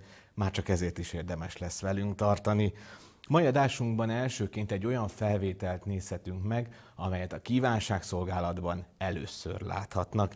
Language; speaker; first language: Hungarian; native; Hungarian